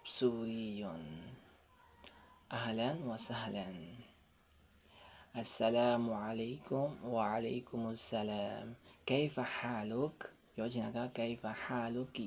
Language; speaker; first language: Arabic; non-native, fluent; Burmese